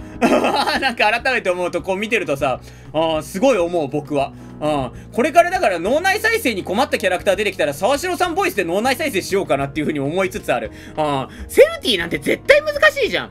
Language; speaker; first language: Japanese; native; Japanese